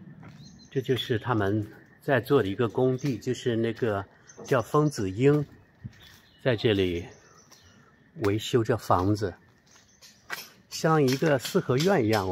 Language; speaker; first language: Chinese; native; Chinese